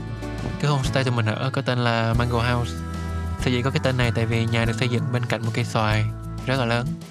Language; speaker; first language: Vietnamese; native; Vietnamese